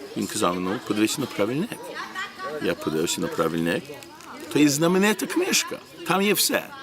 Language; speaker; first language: Ukrainian; early bilingual, heritage; Ukrainian